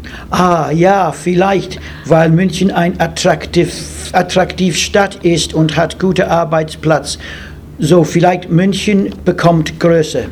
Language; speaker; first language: German; non-native, learner; English